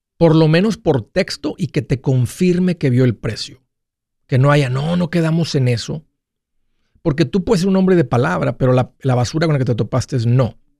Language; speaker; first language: Spanish; native; Spanish